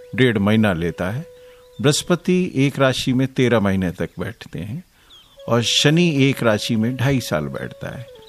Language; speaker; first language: Hindi; native; Hindi